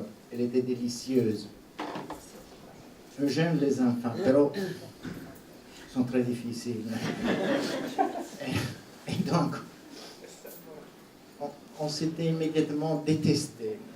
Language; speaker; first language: French; non-native, fluent; Italian